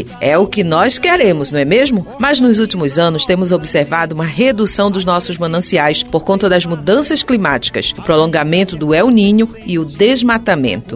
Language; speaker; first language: Portuguese; native; Portuguese